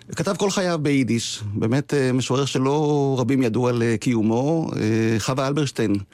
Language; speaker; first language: Hebrew; native; Hebrew